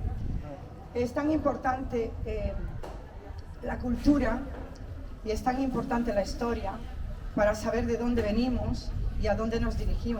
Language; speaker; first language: Spanish; non-native, fluent; Portuguese